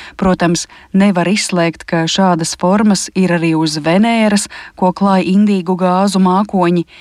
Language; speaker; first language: Latvian; native; Latvian